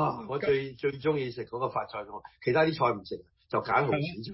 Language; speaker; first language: Chinese; early bilingual, heritage; Cantonese